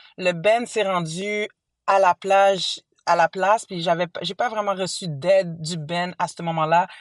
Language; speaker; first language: French; early bilingual, other home language; Haitian Creole